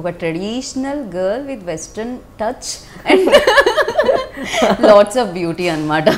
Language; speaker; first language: Telugu; native; Telugu